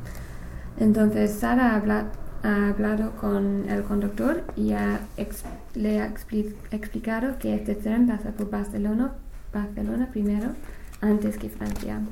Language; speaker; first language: Spanish; non-native, learner; English